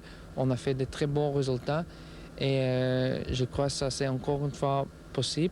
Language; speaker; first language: French; non-native, local second language; Dutch